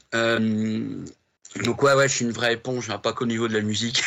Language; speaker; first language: French; native; French